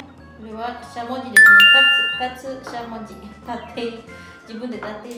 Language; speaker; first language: Japanese; non-native, learner; Vietnamese